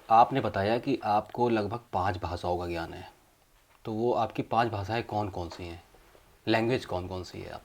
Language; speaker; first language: Hindi; native; Hindi